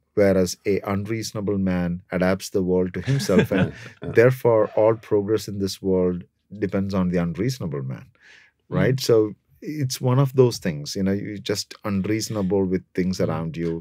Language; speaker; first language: English; non-native, local second language; Malayalam